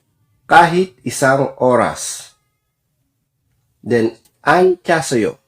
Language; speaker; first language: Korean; non-native, fluent; Filipino